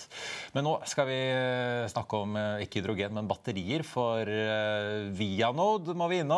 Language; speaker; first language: Norwegian; native; Norwegian